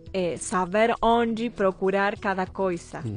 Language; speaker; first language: Portuguese; non-native, fluent; Spanish